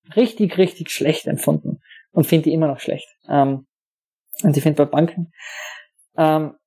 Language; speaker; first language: German; native; German